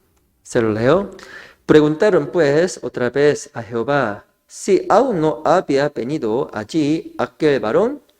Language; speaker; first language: Spanish; non-native, fluent; Korean